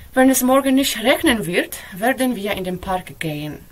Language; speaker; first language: German; non-native, fluent; Polish